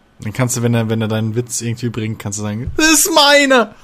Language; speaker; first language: German; native; German